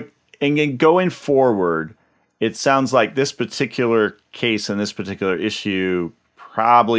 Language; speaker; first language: English; native; English